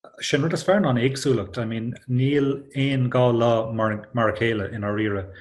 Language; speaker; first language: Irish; non-native, local second language; English